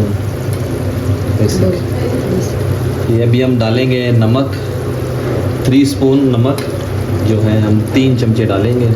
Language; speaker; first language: Urdu; native; Urdu